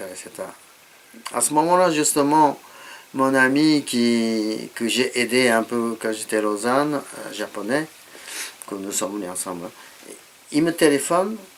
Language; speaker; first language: French; non-native, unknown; Japanese